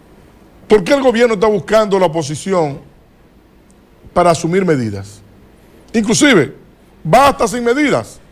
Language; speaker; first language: Spanish; native; Spanish